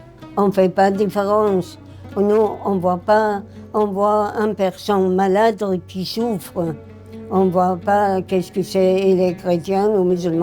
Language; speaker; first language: French; non-native, fluent; Arabic